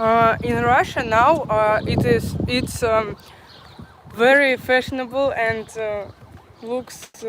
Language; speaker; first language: English; non-native, local second language; Russian